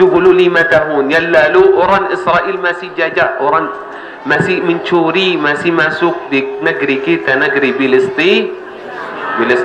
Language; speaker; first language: Indonesian; non-native, learner; Arabic